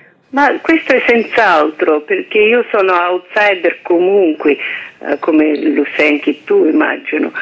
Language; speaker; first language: Italian; non-native, fluent; Russian